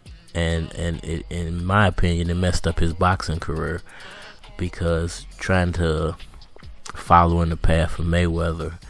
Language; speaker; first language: English; native; English